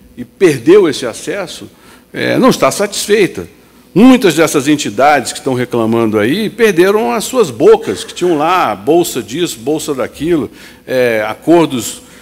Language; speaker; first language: Portuguese; native; Portuguese